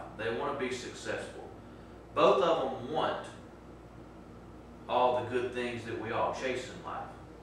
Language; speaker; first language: English; native; English